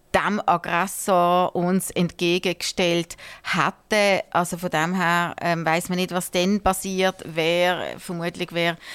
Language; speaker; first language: German; native; German